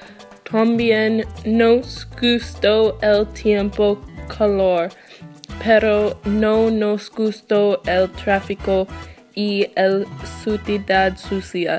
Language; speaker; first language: Spanish; non-native, learner; English